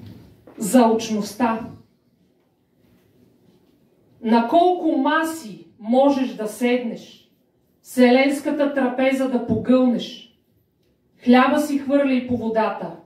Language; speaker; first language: Bulgarian; native; Bulgarian